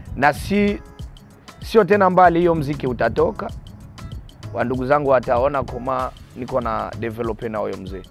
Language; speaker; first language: Swahili; native; Swahili